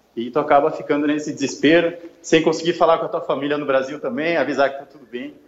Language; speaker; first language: Portuguese; native; Portuguese